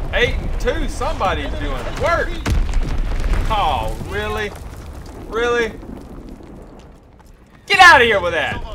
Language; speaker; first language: English; native; English